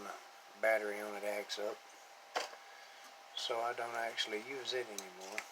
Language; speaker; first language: English; native; English